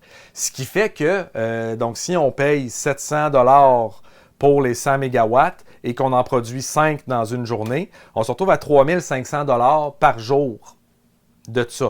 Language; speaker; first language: French; native; French